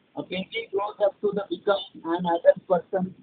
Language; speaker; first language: English; non-native, local second language; Marathi